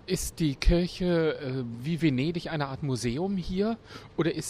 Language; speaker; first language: German; native; German